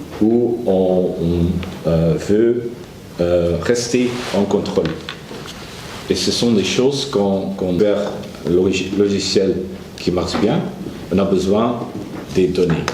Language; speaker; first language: French; non-native, learner; Dutch